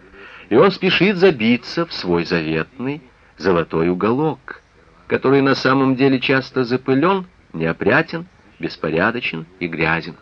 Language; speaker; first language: Russian; native; Russian